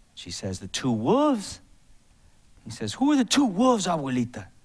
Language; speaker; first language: English; native; English